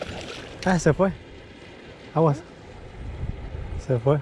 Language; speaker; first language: Spanish; native; Spanish